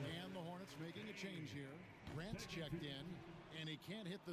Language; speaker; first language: English; native; English